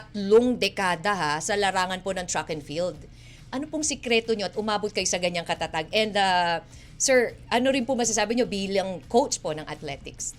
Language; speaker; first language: Filipino; native; Filipino